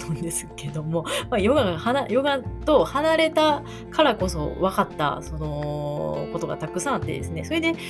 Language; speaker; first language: Japanese; native; Japanese